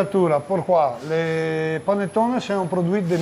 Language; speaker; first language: French; non-native, learner; Italian